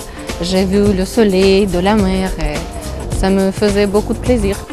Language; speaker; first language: French; non-native, fluent; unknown